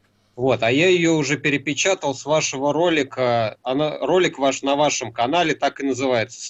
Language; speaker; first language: Russian; native; Russian